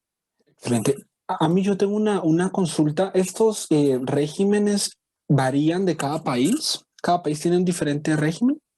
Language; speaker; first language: Spanish; native; Spanish